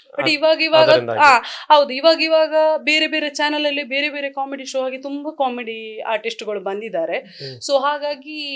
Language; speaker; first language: Kannada; non-native, local second language; Tulu